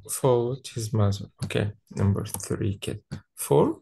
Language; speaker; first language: English; non-native, fluent; Arabic